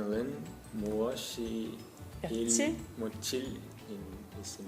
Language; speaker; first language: Korean; non-native, learner; Finnish